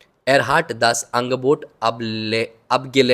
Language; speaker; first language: German; non-native, learner; Hindi